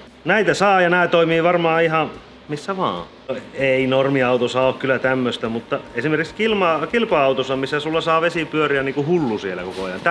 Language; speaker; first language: Finnish; native; Finnish